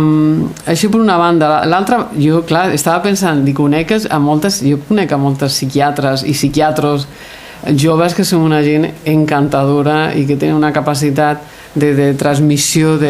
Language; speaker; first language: Catalan; native; Catalan